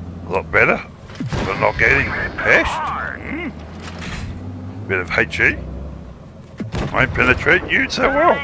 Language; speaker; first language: English; native; English